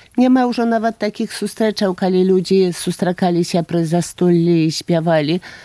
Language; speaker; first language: Belarusian; native; Belarusian